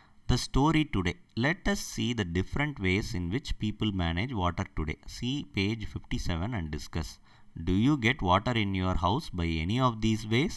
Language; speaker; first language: English; non-native, local second language; Tamil